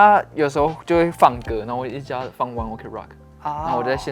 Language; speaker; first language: Chinese; native; Chinese